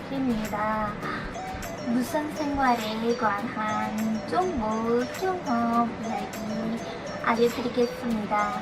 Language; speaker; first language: Korean; non-native, learner; Indonesian